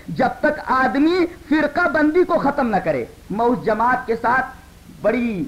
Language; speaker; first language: Urdu; native; Urdu